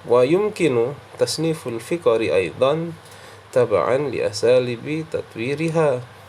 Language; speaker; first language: Arabic; non-native, fluent; Indonesian